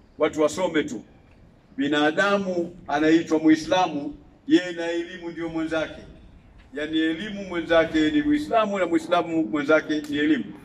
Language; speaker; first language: Swahili; native; Swahili